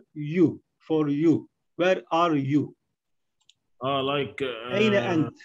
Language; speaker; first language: English; non-native, learner; Arabic